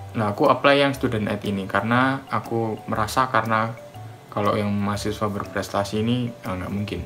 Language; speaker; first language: Indonesian; native; Indonesian